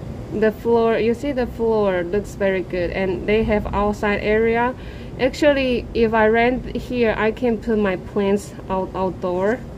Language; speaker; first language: English; non-native, learner; Chinese